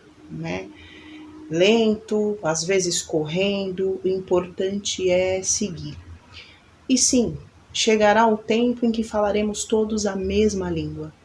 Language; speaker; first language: Portuguese; native; Portuguese